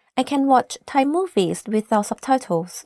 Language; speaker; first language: English; non-native, fluent; Thai